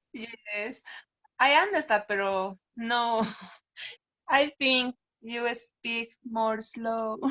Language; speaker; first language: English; non-native, learner; Spanish